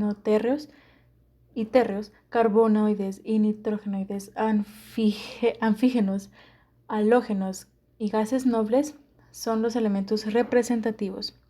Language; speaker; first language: Spanish; native; Spanish